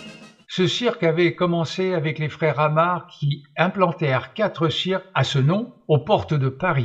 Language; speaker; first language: French; native; French